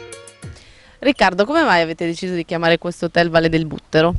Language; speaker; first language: Italian; native; Italian